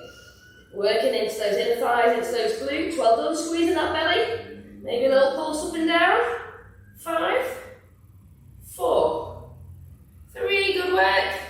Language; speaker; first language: English; native; English